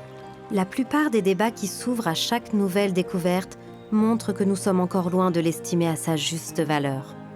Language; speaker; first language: French; native; French